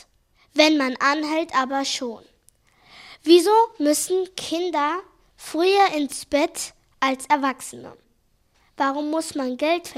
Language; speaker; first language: German; early bilingual, other home language; Arabic